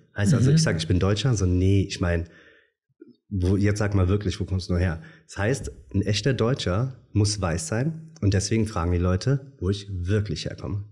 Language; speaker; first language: German; native; German